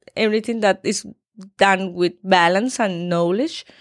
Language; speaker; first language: English; non-native, learner; Spanish